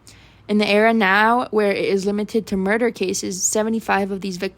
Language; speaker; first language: English; non-native, fluent; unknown